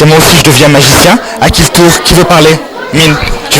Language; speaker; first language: French; non-native, fluent; Arabic